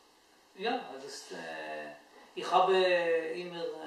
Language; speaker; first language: German; non-native, learner; Hebrew